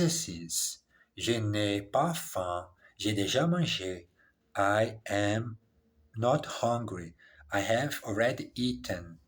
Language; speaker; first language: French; non-native, learner; English